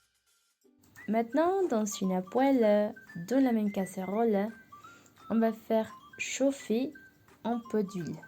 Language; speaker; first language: French; non-native, fluent; Spanish